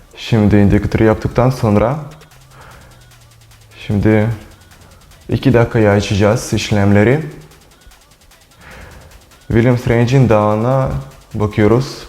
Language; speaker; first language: Turkish; non-native, learner; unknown